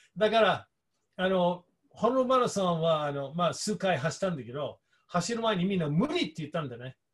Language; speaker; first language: Japanese; non-native, fluent; English